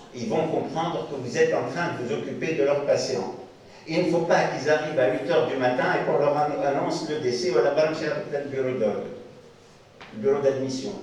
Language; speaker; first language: French; non-native, local second language; Arabic